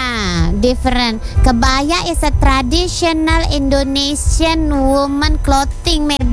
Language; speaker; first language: English; non-native, learner; Indonesian